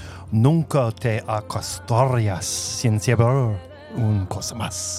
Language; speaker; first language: Spanish; non-native, learner; English